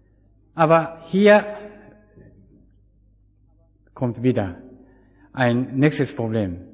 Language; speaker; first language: German; non-native, fluent; Japanese